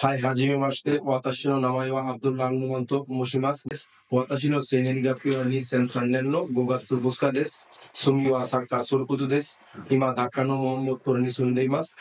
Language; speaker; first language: Japanese; non-native, learner; Bangla